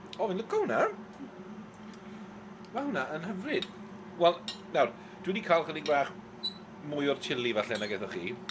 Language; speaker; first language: Welsh; native; Welsh